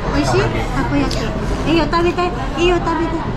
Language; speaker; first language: Japanese; non-native, learner; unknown